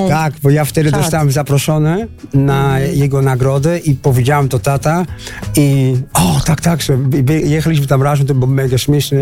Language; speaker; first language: Polish; early bilingual, heritage; Dutch